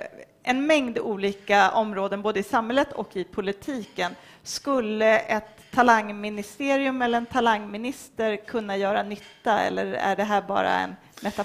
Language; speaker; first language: Swedish; native; Swedish